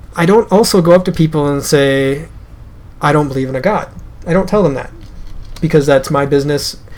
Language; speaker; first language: English; native; English